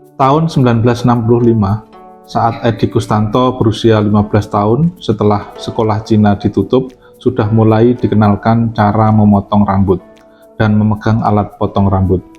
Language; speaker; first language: Indonesian; native; Indonesian